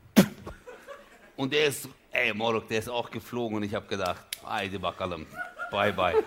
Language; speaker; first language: German; early bilingual, other home language; Turkish